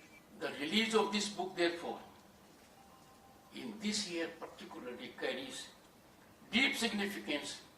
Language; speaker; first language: English; non-native, local second language; Hindi